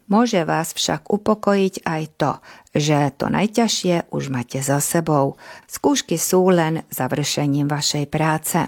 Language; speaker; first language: Slovak; early bilingual, heritage; Slovak